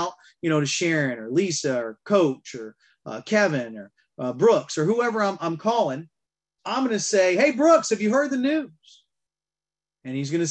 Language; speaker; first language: English; native; English